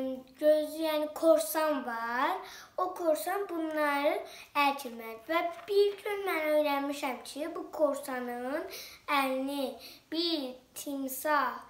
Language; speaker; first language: Turkish; non-native, learner; Azerbaijani